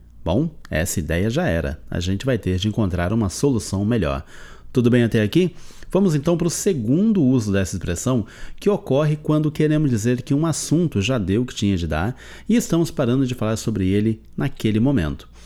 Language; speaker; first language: Portuguese; native; Portuguese